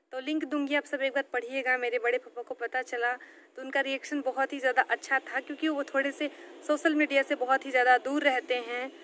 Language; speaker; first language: Hindi; native; Hindi